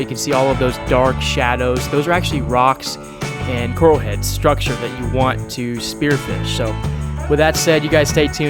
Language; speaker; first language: English; native; English